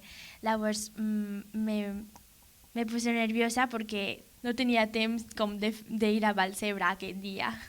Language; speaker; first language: Catalan; non-native, learner; English